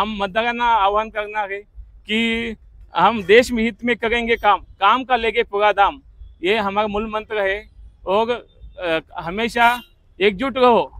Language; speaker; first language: Hindi; non-native, local second language; Marathi